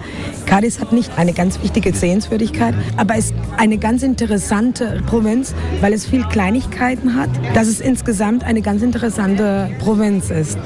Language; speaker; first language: German; non-native, fluent; Spanish